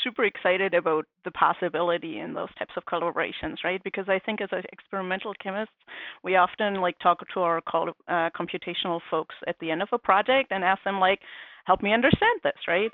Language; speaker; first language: English; non-native, fluent; German